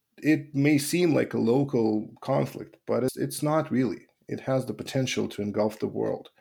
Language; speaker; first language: English; non-native, fluent; Russian